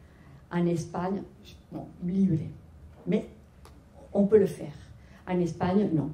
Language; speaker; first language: French; non-native, fluent; Spanish